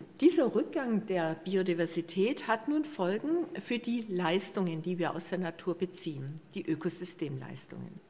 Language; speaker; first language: German; native; German